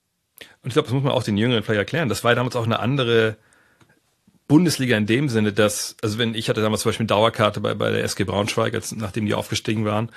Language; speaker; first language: German; native; German